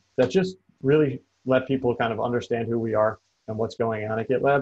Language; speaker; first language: English; native; English